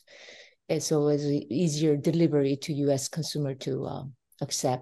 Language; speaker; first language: English; non-native, fluent; Korean